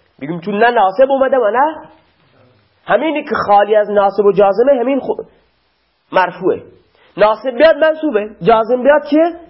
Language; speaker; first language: Persian; non-native, local second language; Baluchi